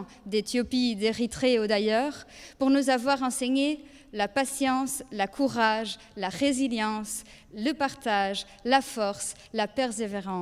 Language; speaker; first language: French; native; French